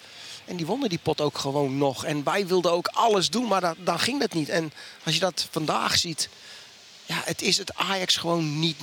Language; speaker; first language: Dutch; native; Dutch